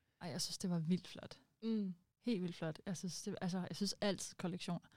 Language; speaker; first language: Danish; native; Danish